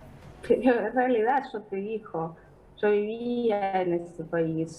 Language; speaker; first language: Spanish; non-native, fluent; Ukrainian